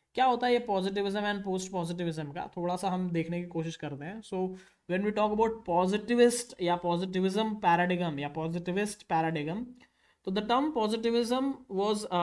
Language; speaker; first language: Hindi; native; Hindi